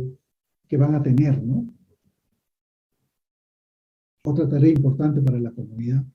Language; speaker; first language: Spanish; native; Spanish